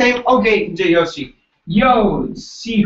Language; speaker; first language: English; non-native, learner; Japanese